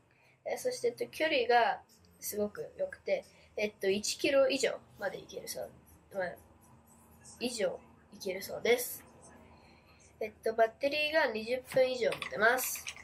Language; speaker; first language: Japanese; early bilingual, heritage; Japanese